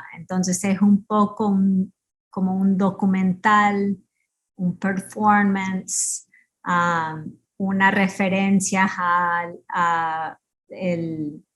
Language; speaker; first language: Spanish; early bilingual, heritage; Spanish